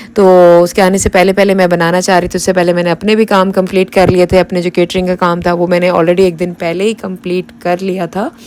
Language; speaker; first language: Urdu; native; Urdu